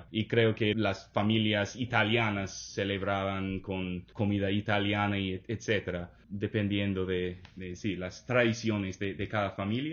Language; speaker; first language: Spanish; non-native, fluent; English